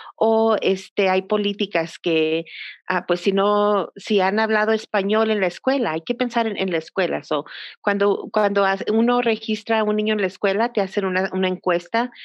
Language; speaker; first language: Spanish; early bilingual, heritage; Spanish